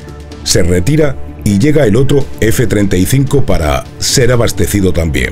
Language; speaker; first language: Spanish; native; Spanish